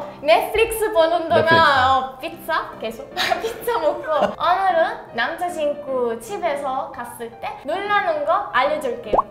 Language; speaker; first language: Korean; non-native, learner; Italian